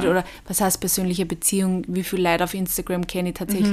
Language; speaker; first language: German; native; German